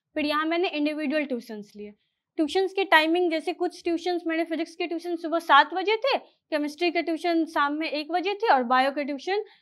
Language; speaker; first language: Hindi; native; Hindi